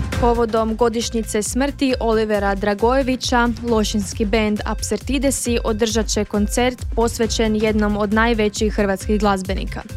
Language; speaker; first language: Croatian; native; Croatian